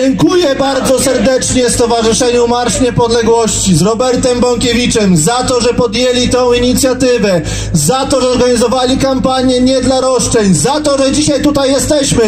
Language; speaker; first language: Polish; native; Polish